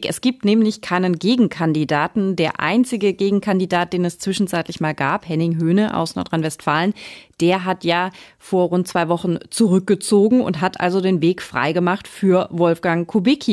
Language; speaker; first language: German; native; German